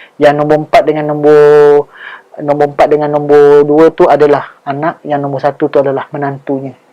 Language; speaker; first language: Malay; native; Malay